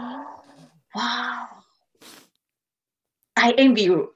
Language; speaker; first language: English; non-native, learner; Japanese